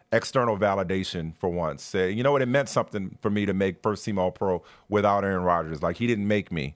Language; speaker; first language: English; native; English